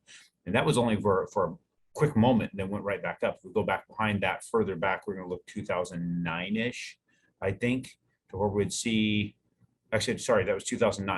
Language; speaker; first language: English; native; English